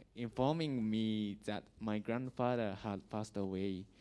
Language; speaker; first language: English; non-native, learner; Japanese